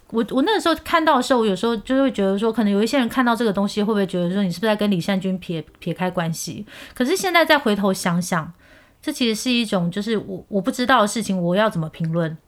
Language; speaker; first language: Chinese; non-native, fluent; Korean